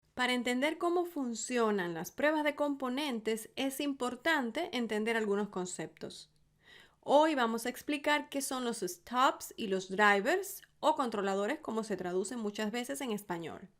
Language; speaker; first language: Spanish; native; Spanish